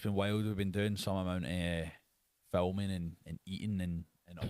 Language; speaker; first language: English; native; English